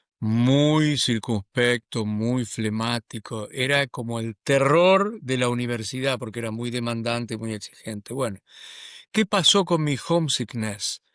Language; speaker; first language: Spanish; native; Spanish